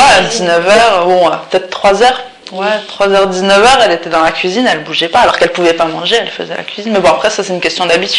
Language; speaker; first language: French; early bilingual, other home language; Arabic